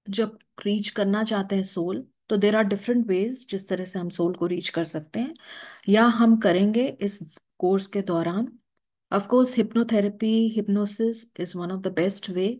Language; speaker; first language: Hindi; native; Hindi